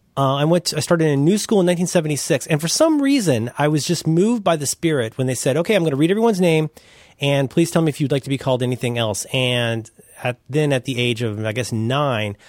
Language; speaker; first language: English; early bilingual, other home language; German